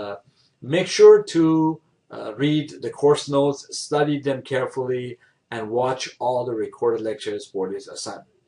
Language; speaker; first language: English; non-native, fluent; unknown